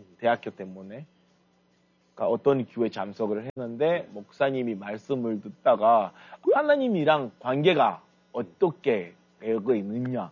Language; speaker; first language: Korean; non-native, fluent; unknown